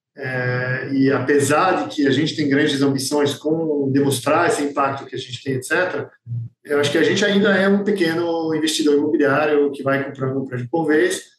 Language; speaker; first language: Portuguese; non-native, fluent; French